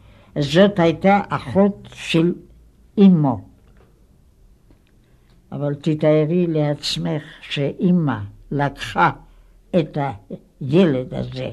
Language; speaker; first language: Hebrew; non-native, fluent; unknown